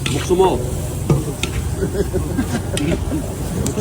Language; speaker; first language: Arabic; native; Arabic